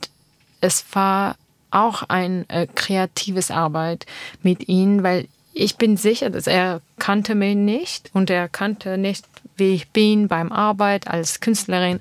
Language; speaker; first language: German; non-native, learner; Armenian